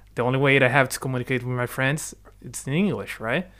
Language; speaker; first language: English; non-native, fluent; Portuguese